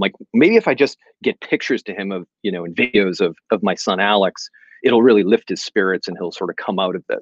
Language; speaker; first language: English; native; English